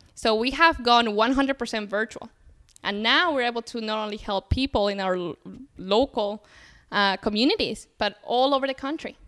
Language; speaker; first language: English; native; English